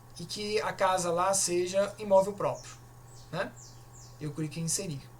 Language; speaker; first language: Portuguese; native; Portuguese